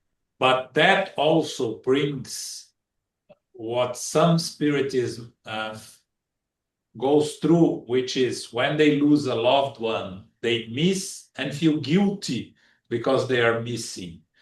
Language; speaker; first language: English; non-native, fluent; Portuguese